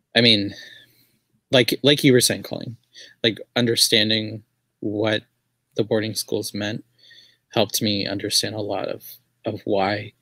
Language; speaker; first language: English; native; English